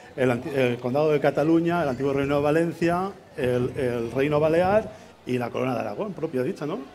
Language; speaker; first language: Spanish; native; Spanish